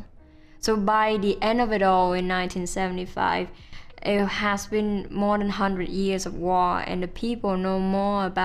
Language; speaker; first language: English; non-native, fluent; Vietnamese